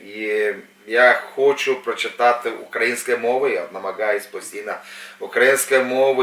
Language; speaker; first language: Ukrainian; non-native, local second language; Russian